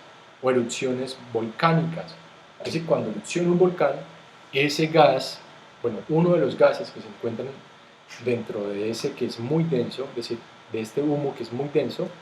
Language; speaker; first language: Spanish; native; Spanish